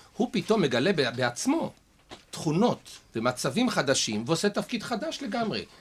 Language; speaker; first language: Hebrew; native; Hebrew